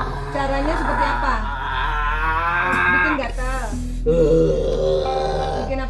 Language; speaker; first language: Indonesian; native; Indonesian